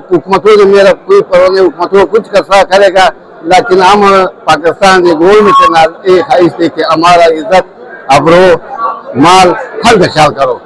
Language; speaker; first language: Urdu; non-native, learner; Pashto